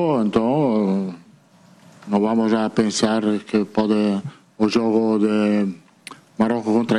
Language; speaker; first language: Portuguese; non-native, fluent; Italian